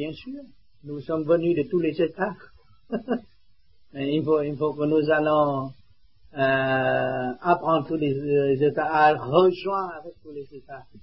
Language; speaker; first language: French; non-native, learner; Vietnamese